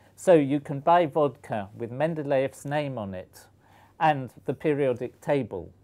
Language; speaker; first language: English; native; English